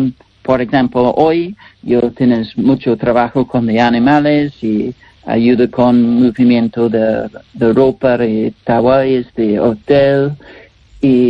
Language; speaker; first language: Spanish; non-native, learner; English